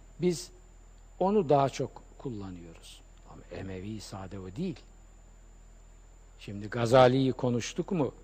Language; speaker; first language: Turkish; native; Turkish